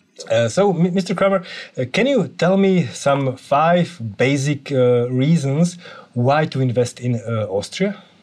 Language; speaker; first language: English; non-native, fluent; Slovak